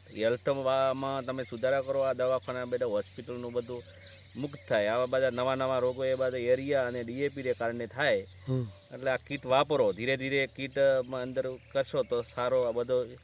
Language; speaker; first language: Gujarati; native; Gujarati